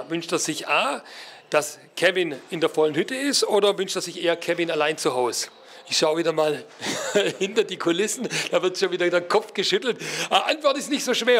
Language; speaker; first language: German; native; German